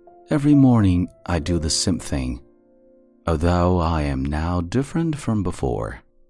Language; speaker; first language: English; non-native, fluent; Chinese